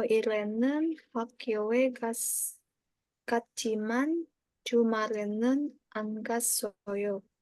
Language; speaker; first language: Korean; non-native, learner; Indonesian